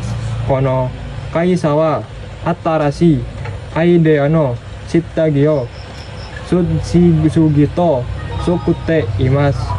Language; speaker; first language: Japanese; non-native, learner; Indonesian